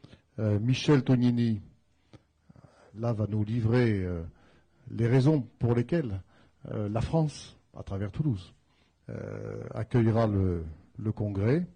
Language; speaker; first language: French; native; French